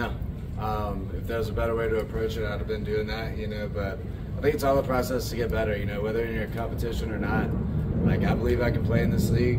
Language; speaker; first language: English; native; English